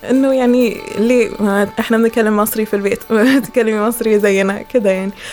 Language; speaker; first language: Arabic; early bilingual, heritage; Arabic